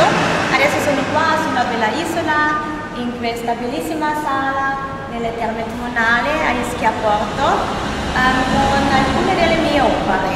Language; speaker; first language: Italian; non-native, learner; German